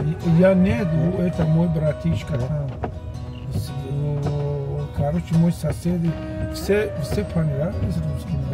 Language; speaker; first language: Russian; non-native, local second language; Tajik